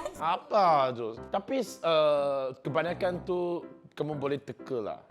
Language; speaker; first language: Malay; non-native, local second language; Chinese